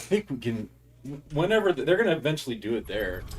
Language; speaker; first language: English; native; English